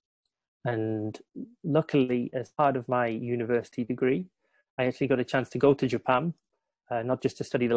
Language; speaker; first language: English; native; English